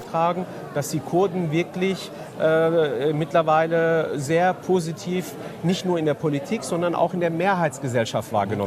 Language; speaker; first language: German; early bilingual, other home language; Kurdish